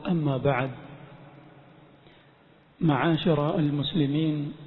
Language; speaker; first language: Arabic; non-native, fluent; Swahili